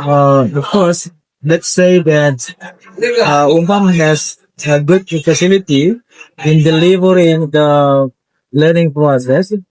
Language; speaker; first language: English; non-native, fluent; Indonesian